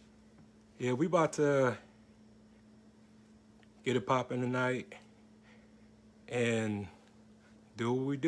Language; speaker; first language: English; native; English